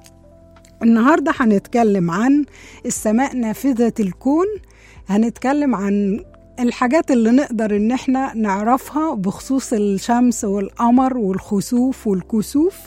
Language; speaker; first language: Arabic; native; Arabic